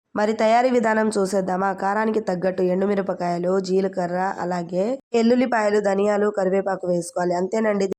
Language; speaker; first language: Telugu; non-native, local second language; Lambadi